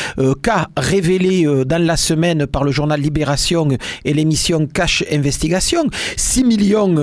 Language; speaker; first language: French; native; French